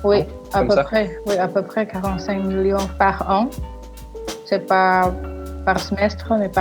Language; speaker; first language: French; non-native, fluent; Indonesian